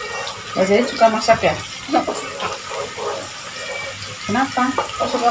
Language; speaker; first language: Indonesian; native; Indonesian